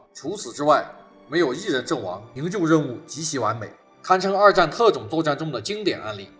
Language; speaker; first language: Chinese; native; Chinese